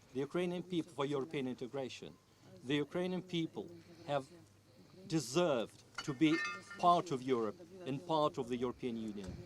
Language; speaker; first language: English; non-native, fluent; Ukrainian